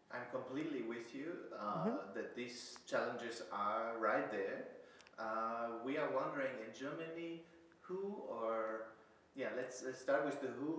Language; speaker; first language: English; non-native, fluent; German